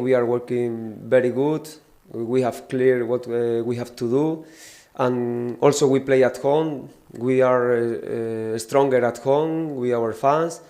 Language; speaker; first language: English; non-native, learner; Spanish